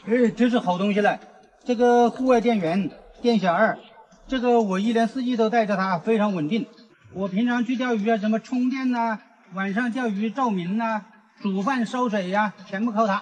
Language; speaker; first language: Chinese; native; Chinese